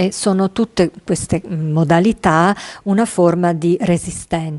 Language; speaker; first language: Italian; native; Italian